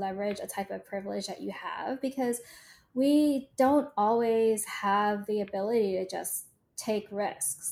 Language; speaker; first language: English; native; English